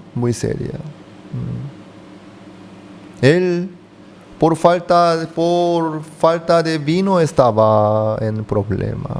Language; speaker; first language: Spanish; non-native, fluent; Korean